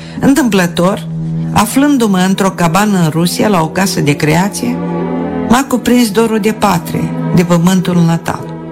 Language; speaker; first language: Romanian; non-native, local second language; Russian